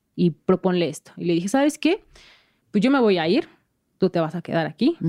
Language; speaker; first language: Spanish; native; Spanish